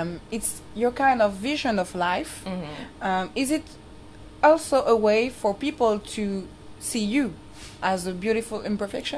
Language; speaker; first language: English; non-native, fluent; French